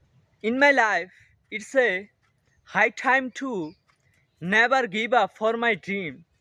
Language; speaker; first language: English; non-native, learner; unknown